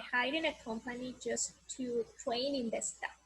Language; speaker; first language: English; non-native, learner; Spanish